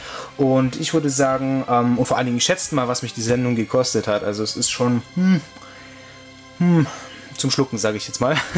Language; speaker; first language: German; native; German